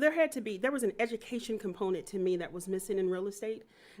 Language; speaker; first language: English; native; English